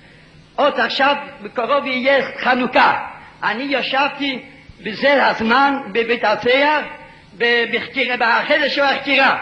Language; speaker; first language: Hebrew; non-native, fluent; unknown